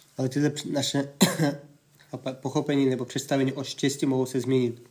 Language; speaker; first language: Czech; non-native, fluent; Russian